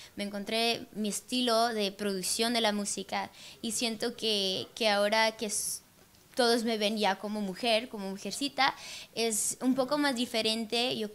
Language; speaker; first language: Spanish; early bilingual, heritage; Spanish